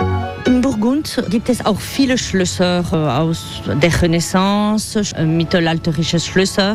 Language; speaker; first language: German; non-native, fluent; French